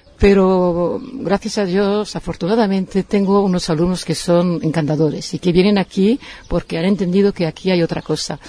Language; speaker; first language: Spanish; early bilingual, heritage; Spanish